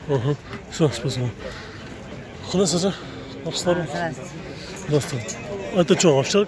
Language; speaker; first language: Russian; non-native, local second language; Kyrgyz